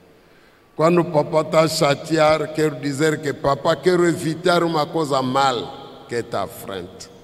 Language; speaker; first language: Portuguese; non-native, fluent; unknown